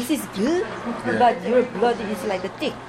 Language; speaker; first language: English; non-native, learner; Korean